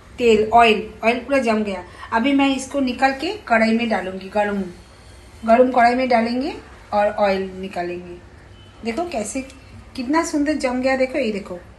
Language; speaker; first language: Hindi; non-native, local second language; Bangla